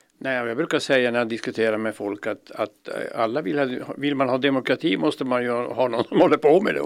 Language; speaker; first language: Swedish; native; Swedish